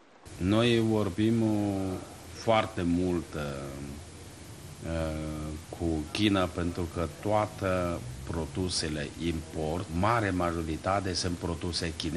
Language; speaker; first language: Romanian; non-native, learner; Chinese